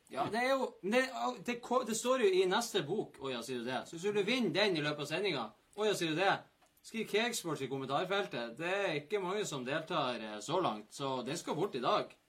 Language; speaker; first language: Norwegian; native; Norwegian